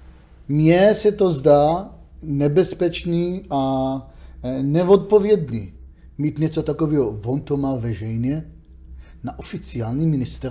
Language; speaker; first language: Czech; non-native, learner; Hebrew